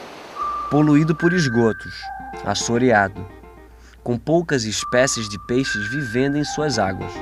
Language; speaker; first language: Portuguese; native; Portuguese